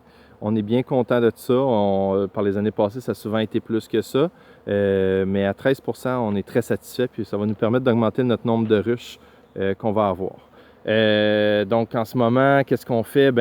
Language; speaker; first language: French; native; French